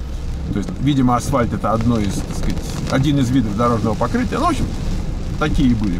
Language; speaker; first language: Russian; native; Russian